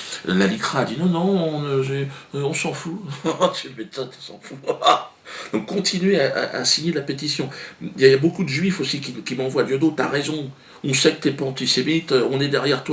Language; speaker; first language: French; native; French